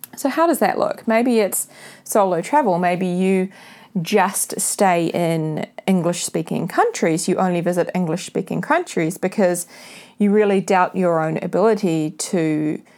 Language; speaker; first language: English; native; English